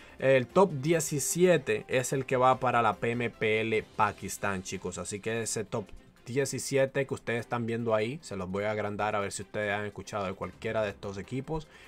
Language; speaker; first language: Spanish; native; Spanish